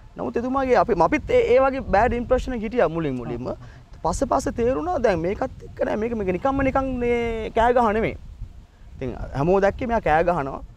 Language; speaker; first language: Sinhala; non-native, local second language; Tamil